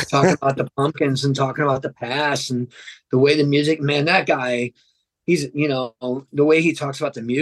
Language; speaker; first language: English; native; English